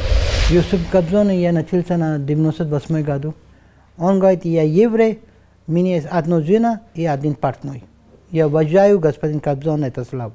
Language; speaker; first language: Russian; non-native, learner; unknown